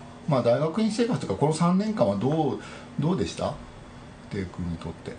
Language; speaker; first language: Japanese; native; Japanese